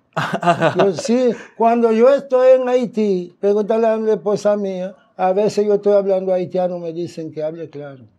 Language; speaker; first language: Spanish; non-native, fluent; Haitian Creole